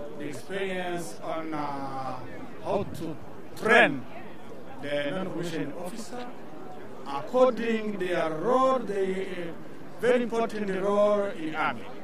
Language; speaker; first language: English; non-native, learner; Rundi